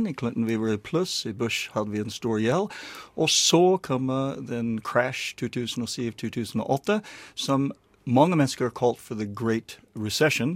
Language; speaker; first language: Norwegian; non-native, learner; English